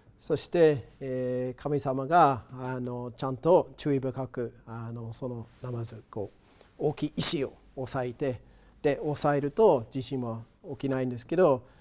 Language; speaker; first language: Japanese; non-native, fluent; English